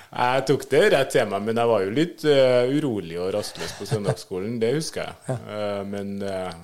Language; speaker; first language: Norwegian; early bilingual, other home language; Swahili